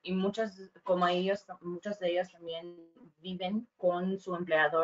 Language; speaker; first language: Spanish; non-native, fluent; English